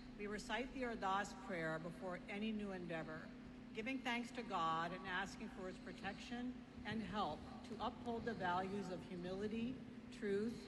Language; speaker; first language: English; early bilingual, other home language; Punjabi